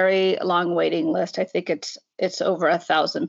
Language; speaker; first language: English; native; English